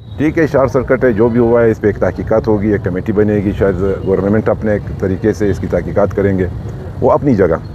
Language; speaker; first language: Urdu; non-native, local second language; Pashto